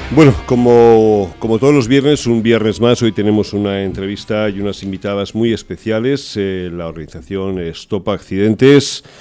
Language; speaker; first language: Spanish; early bilingual, heritage; Spanish